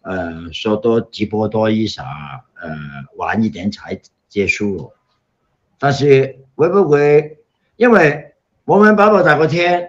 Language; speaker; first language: Chinese; non-native, local second language; Cantonese